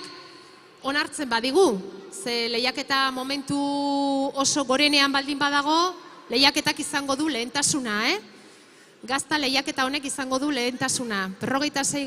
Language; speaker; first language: Basque; native; Basque